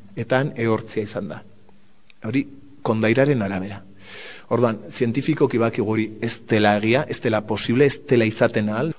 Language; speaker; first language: Basque; non-native, local second language; Spanish